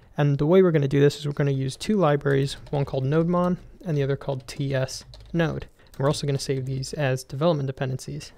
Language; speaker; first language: English; native; English